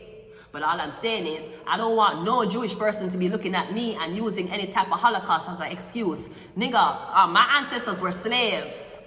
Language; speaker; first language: English; native; English